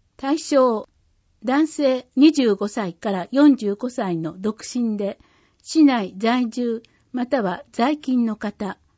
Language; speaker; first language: Japanese; native; Japanese